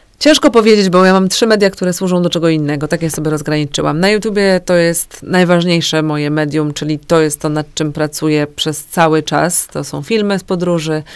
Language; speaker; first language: Polish; native; Polish